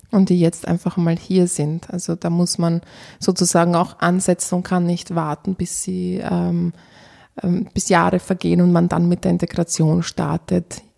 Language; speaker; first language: German; early bilingual, other home language; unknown